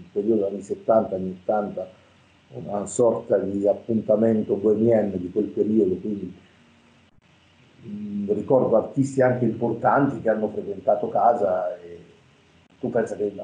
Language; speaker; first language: Italian; native; Italian